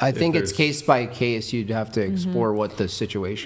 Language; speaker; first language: English; native; English